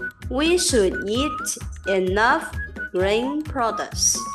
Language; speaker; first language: English; non-native, local second language; Cantonese